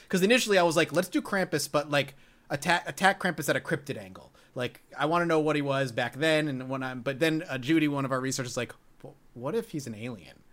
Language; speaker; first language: English; native; English